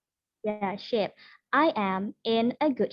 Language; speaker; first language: English; non-native, learner; Indonesian